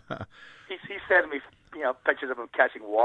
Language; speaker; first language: English; native; English